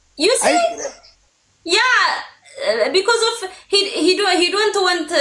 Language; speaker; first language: English; non-native, learner; Amharic